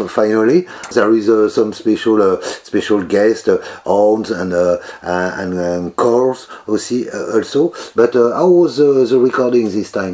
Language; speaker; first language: English; non-native, learner; French